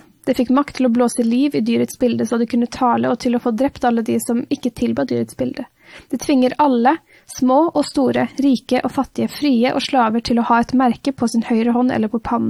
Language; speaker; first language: Norwegian; native; Norwegian